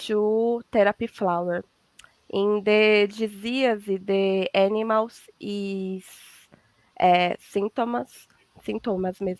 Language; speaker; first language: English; non-native, learner; Portuguese